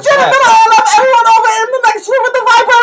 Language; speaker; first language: English; native; English